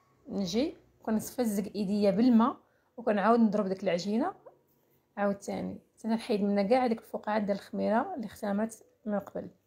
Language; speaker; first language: Arabic; native; Arabic